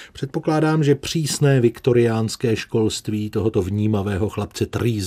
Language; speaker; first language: Czech; native; Czech